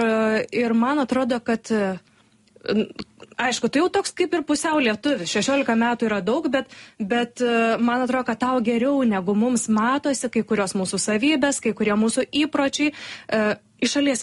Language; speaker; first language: Lithuanian; native; Lithuanian